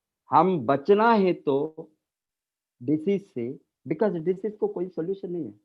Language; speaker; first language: Hindi; non-native, local second language; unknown